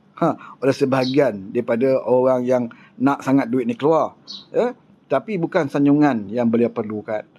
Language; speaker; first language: Malay; native; Malay